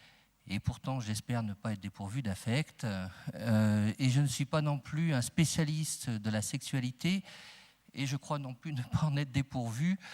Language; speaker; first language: French; native; French